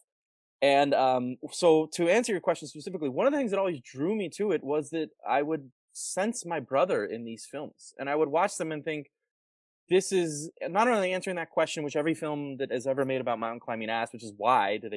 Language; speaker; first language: English; native; English